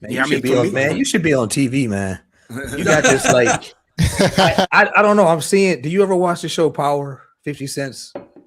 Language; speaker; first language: English; native; English